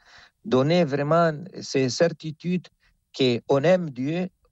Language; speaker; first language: French; non-native, fluent; Spanish